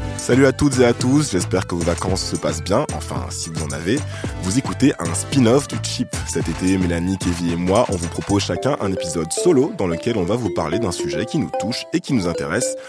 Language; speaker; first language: French; native; French